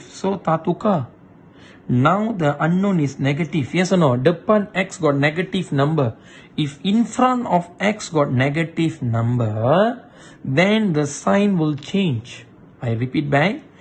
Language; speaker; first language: English; non-native, local second language; Malay